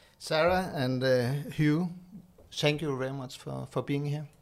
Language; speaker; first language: English; non-native, learner; Danish